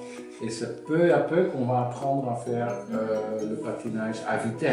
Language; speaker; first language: French; non-native, fluent; Dutch